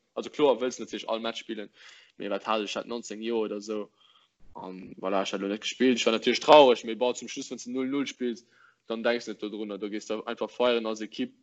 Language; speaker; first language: Luxembourgish; early bilingual, other home language; English